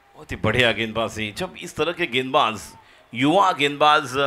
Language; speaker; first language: Hindi; non-native, local second language; Marathi